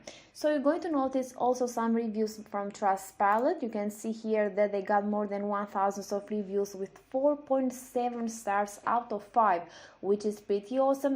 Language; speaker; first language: English; non-native, fluent; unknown